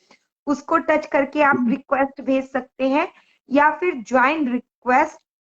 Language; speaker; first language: Hindi; native; Hindi